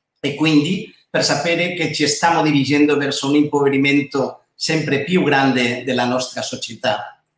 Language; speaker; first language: Italian; non-native, learner; Catalan